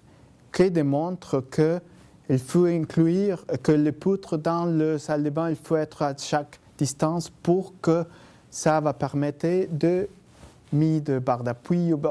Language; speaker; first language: French; non-native, fluent; Spanish